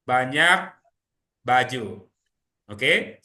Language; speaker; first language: Indonesian; native; Indonesian